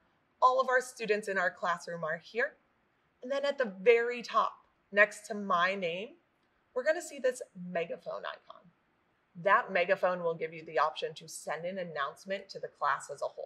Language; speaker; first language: English; native; English